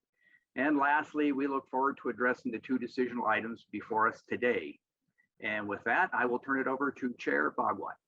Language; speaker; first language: English; native; English